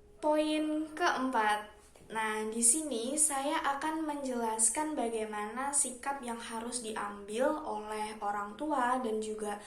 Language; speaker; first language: Indonesian; native; Indonesian